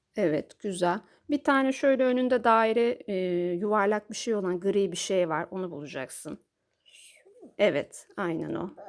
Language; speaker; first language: Turkish; native; Turkish